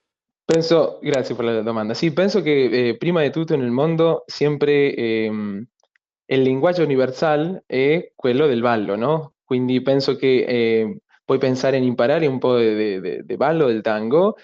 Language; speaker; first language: Italian; non-native, learner; Spanish